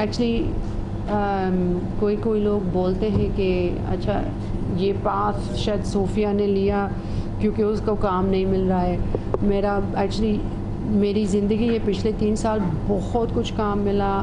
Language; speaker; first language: Hindi; non-native, fluent; English